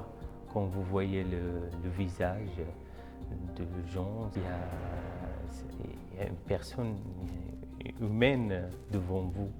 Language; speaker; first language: French; non-native, learner; Arabic